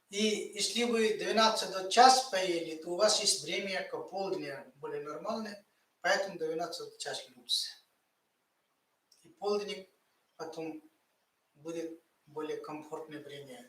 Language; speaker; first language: Russian; non-native, fluent; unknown